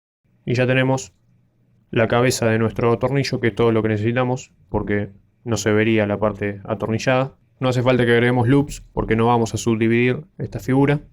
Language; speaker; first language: Spanish; native; Spanish